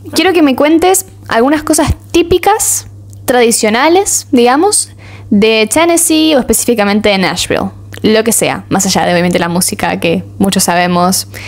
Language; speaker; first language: Spanish; native; Spanish